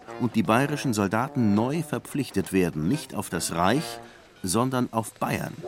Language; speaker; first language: German; native; German